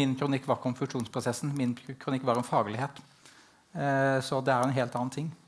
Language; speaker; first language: Norwegian; native; Norwegian